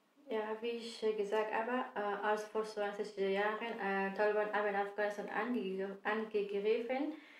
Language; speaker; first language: German; non-native, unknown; Persian